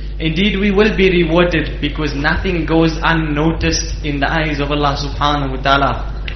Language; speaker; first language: English; native; English